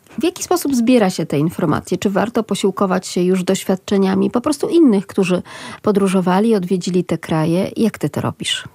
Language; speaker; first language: Polish; native; Polish